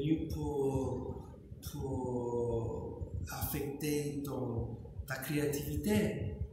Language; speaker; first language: French; non-native, fluent; English